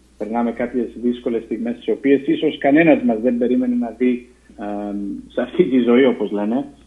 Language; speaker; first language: Greek; early bilingual, heritage; Greek